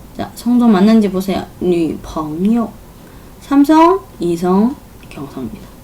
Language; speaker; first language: Korean; non-native, fluent; Chinese